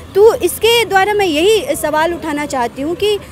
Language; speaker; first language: Hindi; native; Hindi